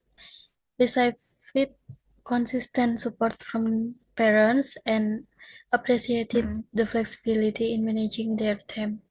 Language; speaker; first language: English; non-native, learner; Indonesian